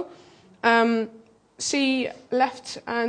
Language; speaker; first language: English; native; English